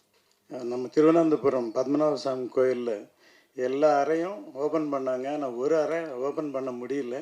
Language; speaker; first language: Tamil; native; Tamil